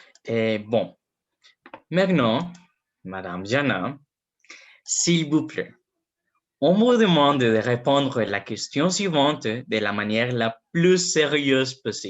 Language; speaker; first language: French; non-native, learner; Spanish